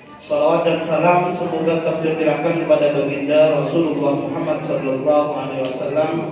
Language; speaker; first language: Indonesian; non-native, local second language; Madurese